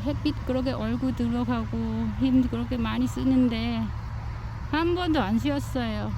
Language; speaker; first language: Korean; non-native, learner; Vietnamese